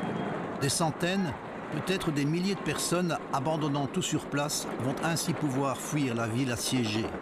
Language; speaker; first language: French; native; French